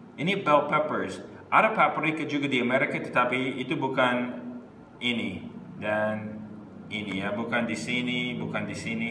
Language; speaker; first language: Indonesian; non-native, fluent; English